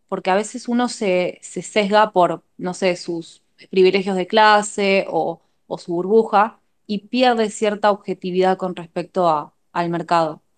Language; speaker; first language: Spanish; native; Spanish